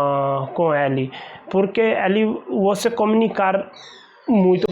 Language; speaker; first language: Portuguese; non-native, learner; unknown